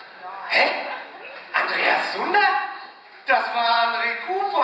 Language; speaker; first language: German; native; German